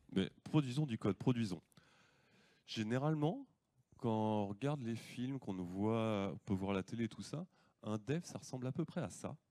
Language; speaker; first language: French; native; French